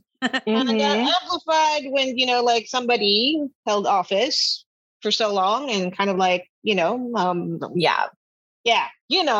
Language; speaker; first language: English; non-native, local second language; Filipino